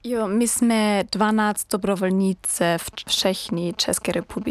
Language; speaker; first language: Czech; non-native, learner; German